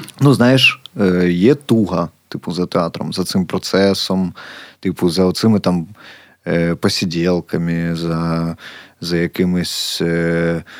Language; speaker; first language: Ukrainian; native; Ukrainian